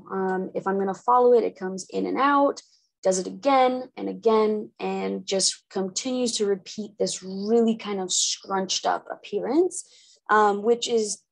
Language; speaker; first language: English; native; English